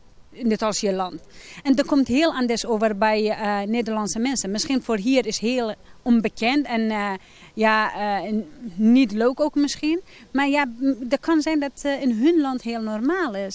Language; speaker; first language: Dutch; non-native, fluent; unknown